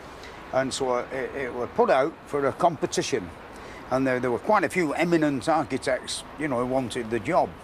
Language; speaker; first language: English; native; English